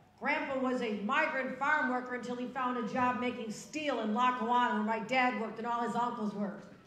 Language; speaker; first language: English; native; English